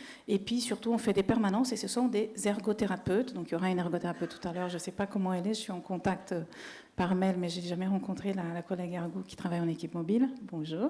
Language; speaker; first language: French; native; French